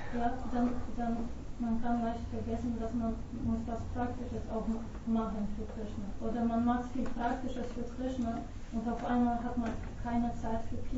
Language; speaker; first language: German; non-native, fluent; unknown